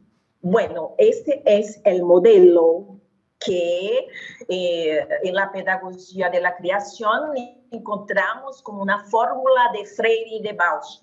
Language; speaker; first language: Spanish; non-native, fluent; Portuguese